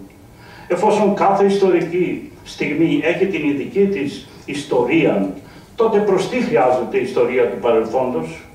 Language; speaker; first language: Greek; native; Greek